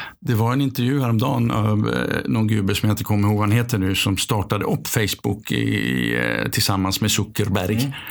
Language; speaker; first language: Swedish; native; Swedish